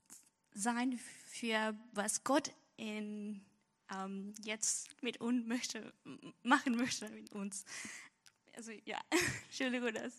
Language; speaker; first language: German; non-native, learner; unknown